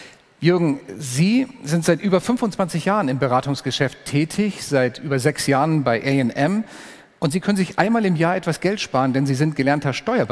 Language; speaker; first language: German; native; German